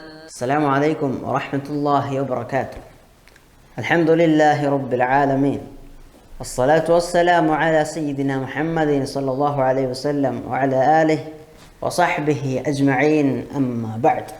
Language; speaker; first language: Arabic; non-native, fluent; Malayalam